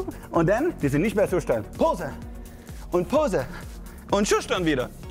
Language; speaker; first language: German; non-native, fluent; French